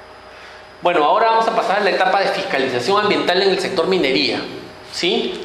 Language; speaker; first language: Spanish; native; Spanish